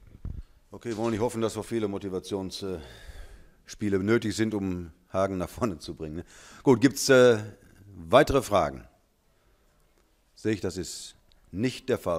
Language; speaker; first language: German; native; German